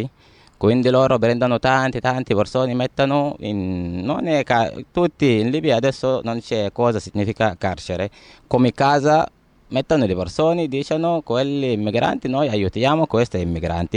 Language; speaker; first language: Italian; non-native, learner; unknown